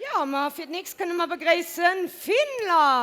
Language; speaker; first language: German; non-native, local second language; Luxembourgish